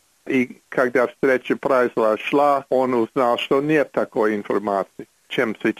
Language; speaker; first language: Russian; non-native, fluent; English